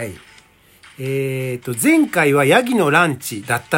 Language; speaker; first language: Japanese; native; Japanese